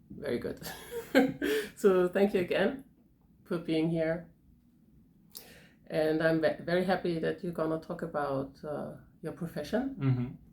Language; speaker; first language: English; non-native, fluent; German